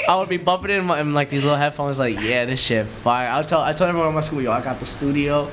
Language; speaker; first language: English; native; English